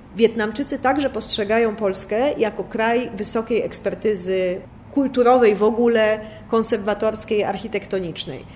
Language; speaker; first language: Polish; native; Polish